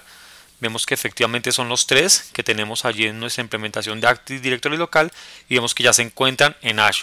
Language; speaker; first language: Spanish; native; Spanish